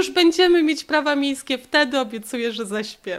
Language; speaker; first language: Polish; native; Polish